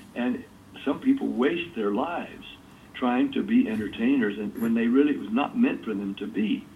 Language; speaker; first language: English; native; English